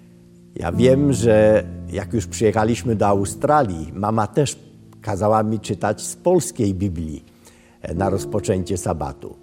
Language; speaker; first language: Polish; early bilingual, other home language; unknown